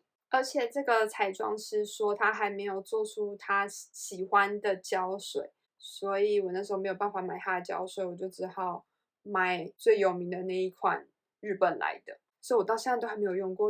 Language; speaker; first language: Chinese; native; Chinese